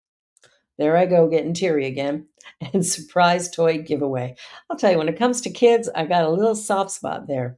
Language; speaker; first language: English; native; English